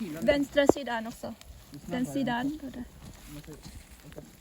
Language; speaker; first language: Swedish; non-native, local second language; Thai